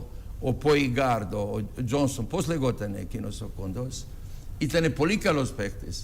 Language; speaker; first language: Greek; non-native, fluent; Serbian